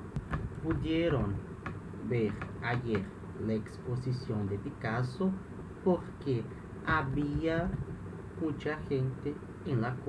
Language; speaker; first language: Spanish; non-native, fluent; Portuguese